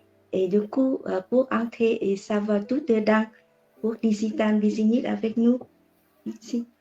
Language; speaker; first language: French; non-native, learner; Vietnamese